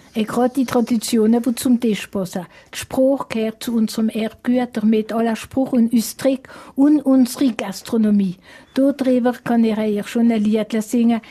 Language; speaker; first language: German; non-native, local second language; Swiss German